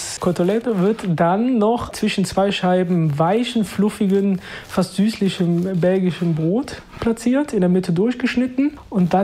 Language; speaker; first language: German; native; German